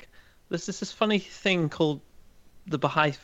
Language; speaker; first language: English; native; English